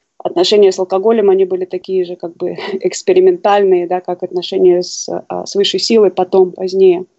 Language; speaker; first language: Russian; native; Russian